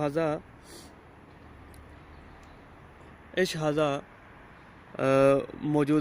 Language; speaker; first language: Arabic; non-native, learner; Urdu